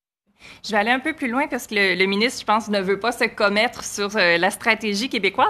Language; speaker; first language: French; native; French